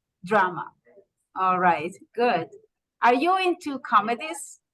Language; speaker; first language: English; non-native, fluent; Spanish